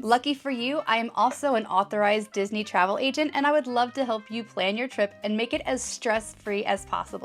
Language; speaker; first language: English; native; English